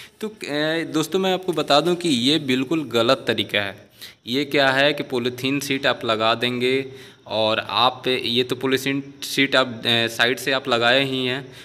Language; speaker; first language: Hindi; native; Hindi